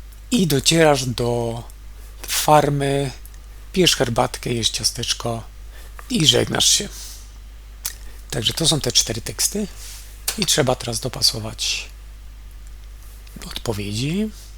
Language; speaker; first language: Polish; native; Polish